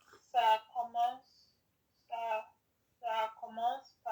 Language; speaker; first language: French; non-native, learner; English